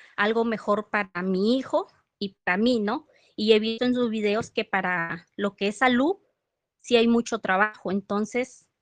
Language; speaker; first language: Spanish; native; Spanish